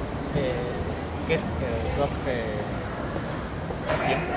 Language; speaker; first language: French; non-native, learner; Spanish